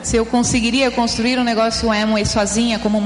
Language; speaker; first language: Portuguese; native; Portuguese